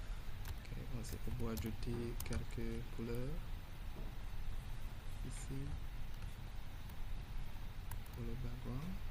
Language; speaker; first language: French; non-native, learner; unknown